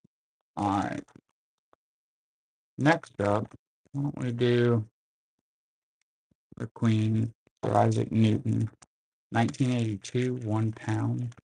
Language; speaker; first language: English; native; English